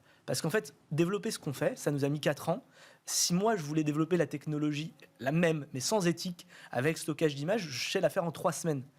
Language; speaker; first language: French; native; French